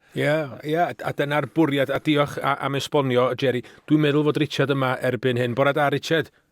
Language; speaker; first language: Welsh; native; Welsh